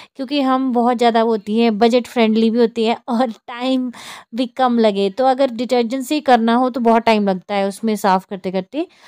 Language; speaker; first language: Hindi; native; Hindi